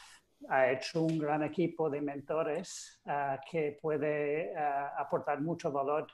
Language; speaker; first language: Spanish; non-native, fluent; English